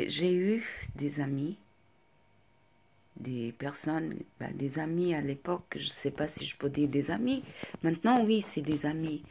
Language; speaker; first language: French; non-native, fluent; Portuguese